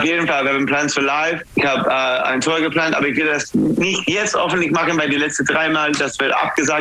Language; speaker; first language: German; non-native, fluent; English